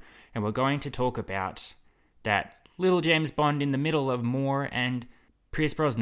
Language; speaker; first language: English; native; English